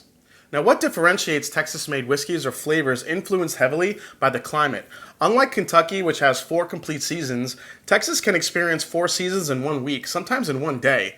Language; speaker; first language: English; native; English